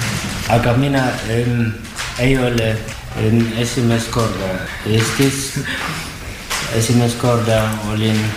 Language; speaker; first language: Estonian; non-native, learner; German